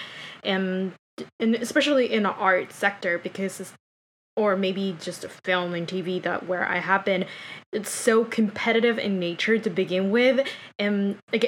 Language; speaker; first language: English; non-native, fluent; Japanese